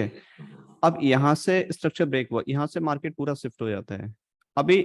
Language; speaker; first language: Hindi; native; Hindi